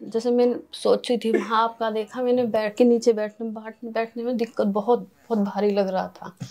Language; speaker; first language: Hindi; native; Hindi